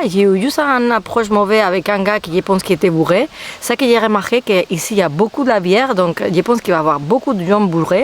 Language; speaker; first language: French; non-native, fluent; Spanish